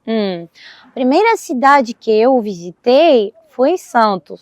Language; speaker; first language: Portuguese; non-native, fluent; Russian